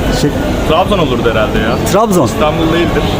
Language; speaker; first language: Turkish; native; Turkish